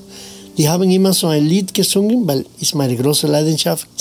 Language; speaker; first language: German; non-native, fluent; Spanish